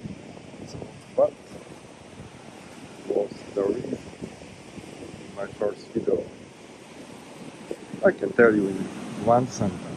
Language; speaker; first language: English; non-native, learner; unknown